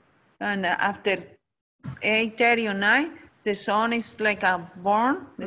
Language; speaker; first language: English; non-native, learner; Spanish